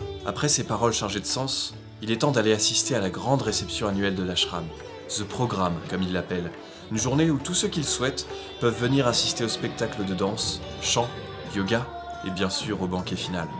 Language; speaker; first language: French; native; French